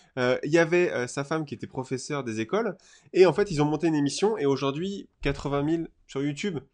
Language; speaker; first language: French; native; French